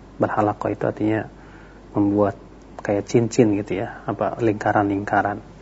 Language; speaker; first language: Indonesian; native; Indonesian